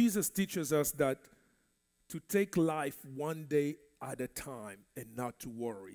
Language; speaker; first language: English; non-native, fluent; French